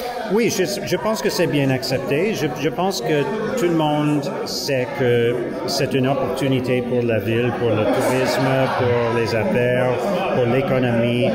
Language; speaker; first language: French; non-native, learner; English